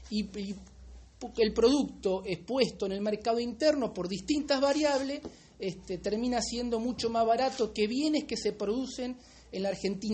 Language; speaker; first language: Spanish; native; Spanish